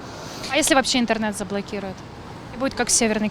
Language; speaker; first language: Russian; native; Russian